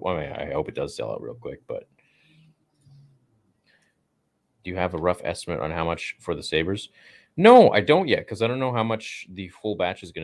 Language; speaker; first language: English; native; English